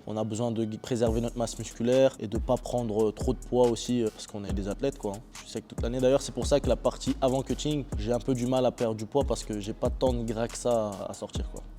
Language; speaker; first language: French; early bilingual, other home language; Chechen